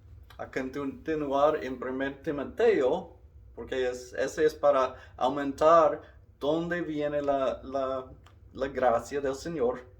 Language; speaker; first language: Spanish; non-native, learner; English